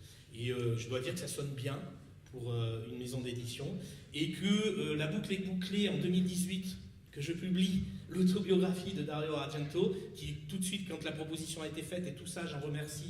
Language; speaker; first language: French; native; French